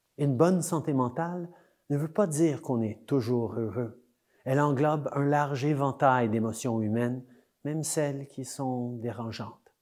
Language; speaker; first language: French; native; French